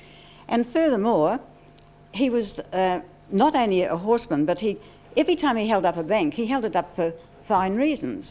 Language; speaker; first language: English; native; English